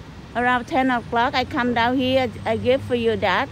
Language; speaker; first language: English; non-native, learner; Vietnamese